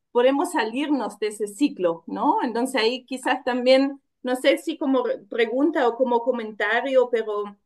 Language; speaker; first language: Spanish; non-native, fluent; German